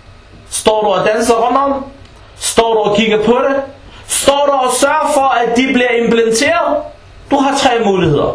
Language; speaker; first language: Danish; early bilingual, other home language; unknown